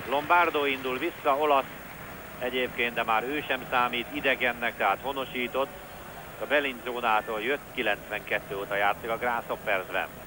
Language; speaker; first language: Hungarian; native; Hungarian